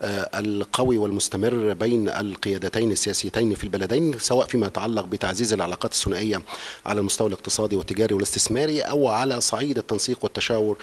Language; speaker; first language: Arabic; native; Arabic